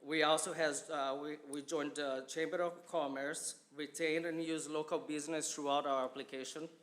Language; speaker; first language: English; non-native, fluent; Portuguese